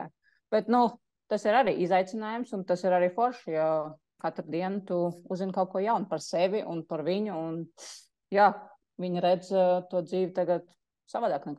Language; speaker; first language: Latvian; non-native, local second language; Russian